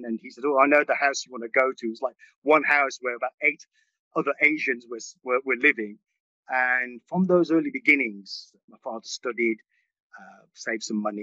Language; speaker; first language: English; early bilingual, other home language; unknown